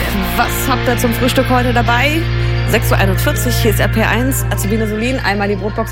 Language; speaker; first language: German; native; German